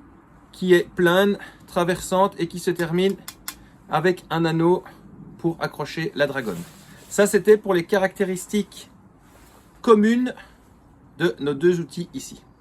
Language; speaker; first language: French; native; French